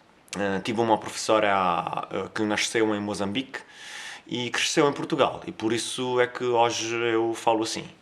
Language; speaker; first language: Portuguese; non-native, fluent; Italian